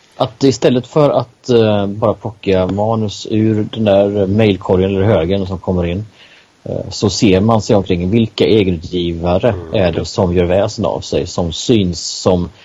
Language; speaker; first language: Swedish; native; Swedish